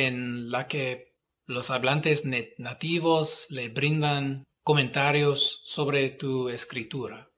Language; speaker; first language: Spanish; non-native, fluent; English